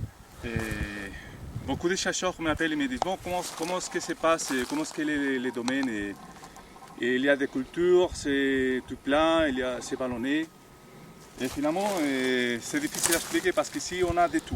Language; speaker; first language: French; non-native, fluent; Spanish